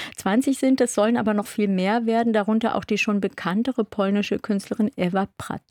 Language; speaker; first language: German; native; German